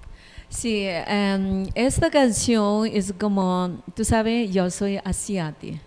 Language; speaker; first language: Spanish; non-native, learner; Chinese